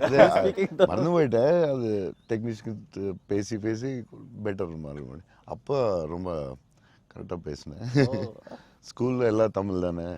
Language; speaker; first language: Tamil; non-native, local second language; Telugu